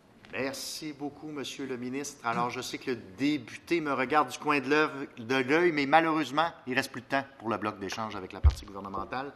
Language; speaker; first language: French; native; French